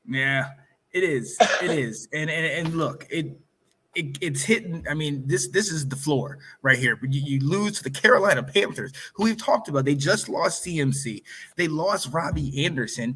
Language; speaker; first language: English; native; English